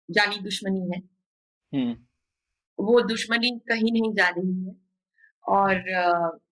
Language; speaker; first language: Hindi; non-native, local second language; Bangla